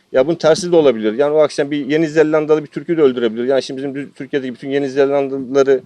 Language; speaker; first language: Turkish; native; Turkish